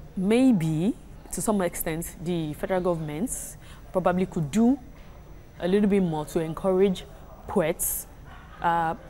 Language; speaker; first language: English; non-native, local second language; Yoruba